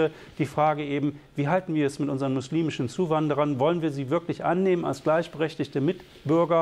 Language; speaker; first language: German; native; German